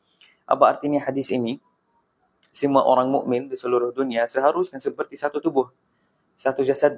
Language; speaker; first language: Indonesian; non-native, fluent; Arabic